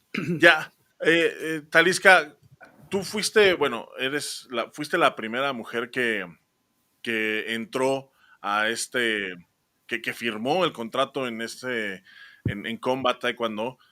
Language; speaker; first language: Spanish; native; Spanish